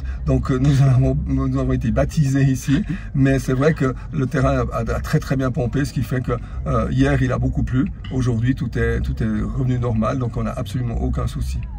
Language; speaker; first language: French; native; French